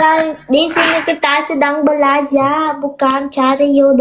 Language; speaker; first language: Indonesian; non-native, learner; Vietnamese